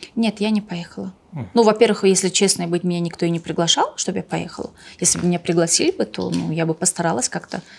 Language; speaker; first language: Russian; non-native, local second language; Tajik